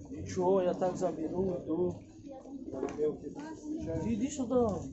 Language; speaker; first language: Russian; non-native, fluent; Tajik